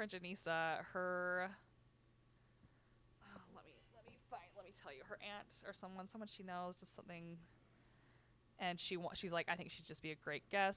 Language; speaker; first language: English; native; English